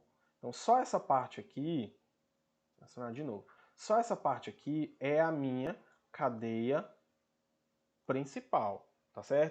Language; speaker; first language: Portuguese; native; Portuguese